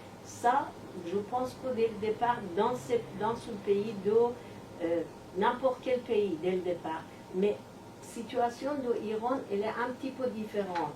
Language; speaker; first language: French; non-native, learner; Persian